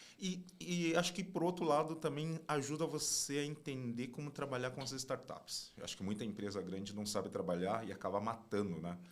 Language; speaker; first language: Portuguese; non-native, fluent; Chinese